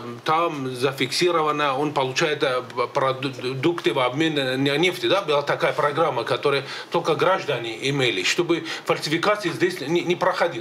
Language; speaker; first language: Russian; native; Russian